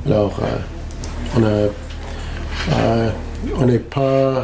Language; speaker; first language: French; non-native, learner; English